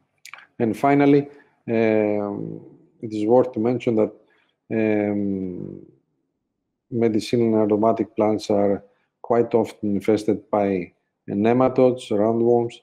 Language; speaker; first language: English; non-native, fluent; Greek